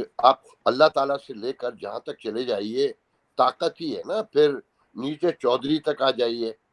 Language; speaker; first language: Urdu; native; Urdu